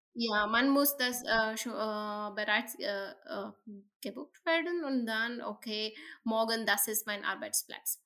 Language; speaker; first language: German; non-native, learner; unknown